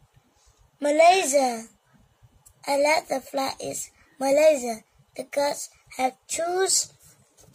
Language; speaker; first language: English; non-native, learner; Vietnamese